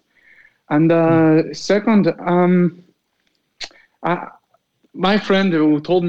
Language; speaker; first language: English; non-native, fluent; Arabic